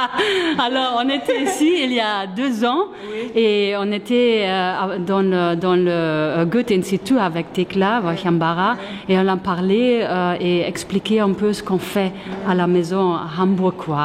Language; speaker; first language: French; non-native, fluent; German